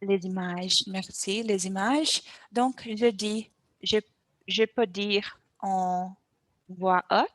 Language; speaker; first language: French; non-native, learner; Portuguese